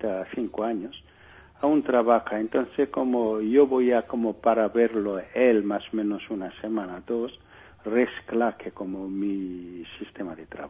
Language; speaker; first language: Spanish; non-native, learner; Korean